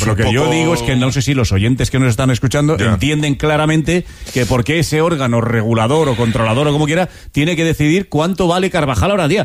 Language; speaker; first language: Spanish; native; Spanish